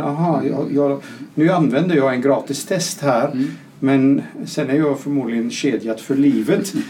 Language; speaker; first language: Swedish; non-native, fluent; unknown